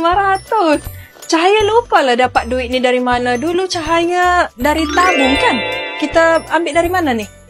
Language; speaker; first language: Malay; native; Malay